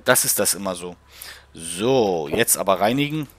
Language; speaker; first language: German; native; German